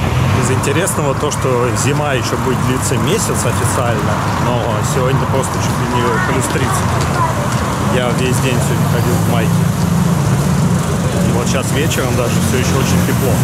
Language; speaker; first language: Russian; native; Russian